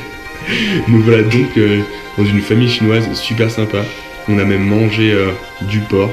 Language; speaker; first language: French; native; French